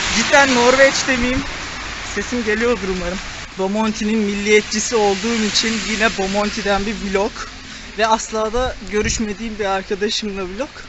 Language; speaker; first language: Turkish; native; Turkish